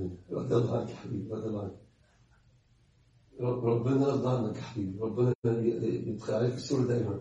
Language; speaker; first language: Arabic; native; Arabic